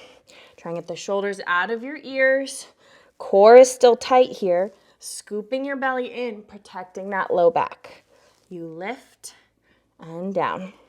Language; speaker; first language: English; native; English